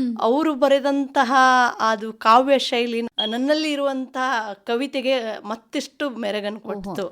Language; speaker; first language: Kannada; non-native, local second language; Lambadi